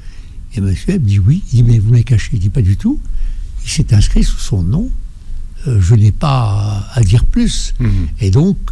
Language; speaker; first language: French; native; French